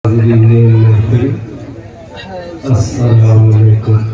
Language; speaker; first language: Hindi; native; Hindi